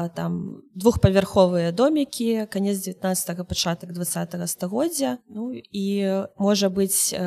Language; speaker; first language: Belarusian; non-native, local second language; Russian